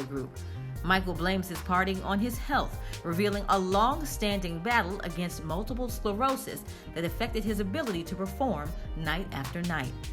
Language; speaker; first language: English; native; English